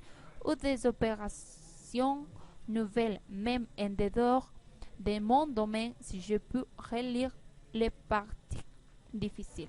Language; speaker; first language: French; non-native, learner; Spanish